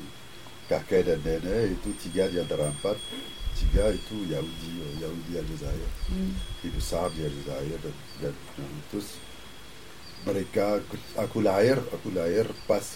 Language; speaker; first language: Indonesian; non-native, fluent; French